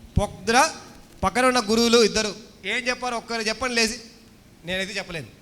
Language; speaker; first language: Telugu; native; Telugu